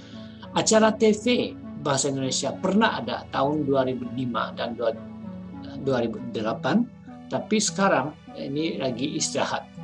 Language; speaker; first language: Indonesian; non-native, fluent; Japanese